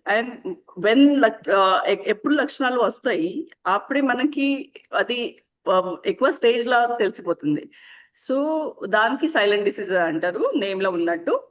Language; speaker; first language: Telugu; non-native, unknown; Marathi